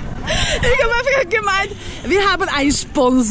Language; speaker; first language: German; non-native, fluent; Slovak